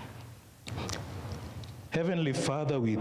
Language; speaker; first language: English; non-native, local second language; Luo (Kenya and Tanzania)